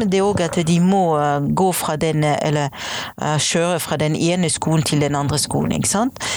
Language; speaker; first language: Norwegian; non-native, fluent; French